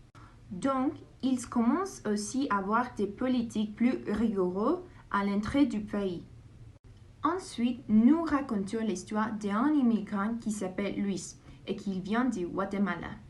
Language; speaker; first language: French; non-native, learner; Spanish